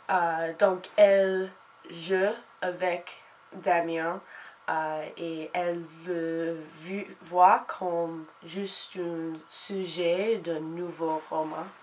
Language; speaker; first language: French; non-native, learner; English